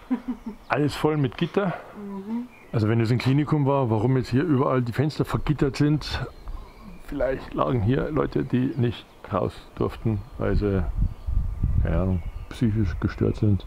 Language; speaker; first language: German; native; German